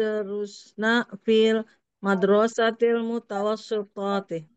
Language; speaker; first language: Arabic; non-native, learner; Indonesian